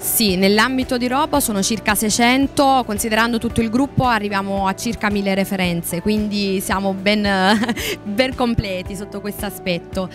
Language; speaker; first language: Italian; native; Italian